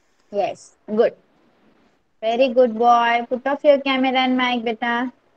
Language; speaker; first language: English; non-native, local second language; Marathi